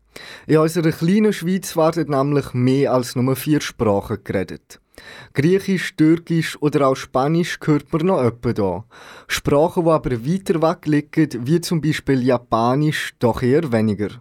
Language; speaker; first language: German; native; German